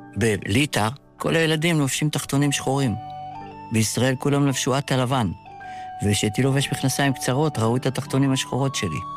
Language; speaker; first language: Hebrew; early bilingual, other home language; Yiddish